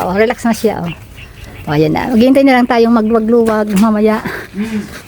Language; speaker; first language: Filipino; non-native, local second language; Bikol